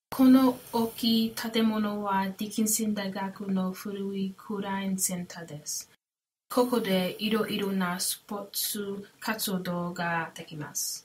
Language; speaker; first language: Japanese; non-native, learner; English